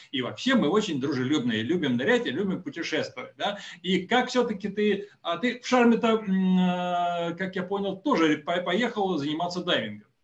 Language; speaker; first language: Russian; native; Russian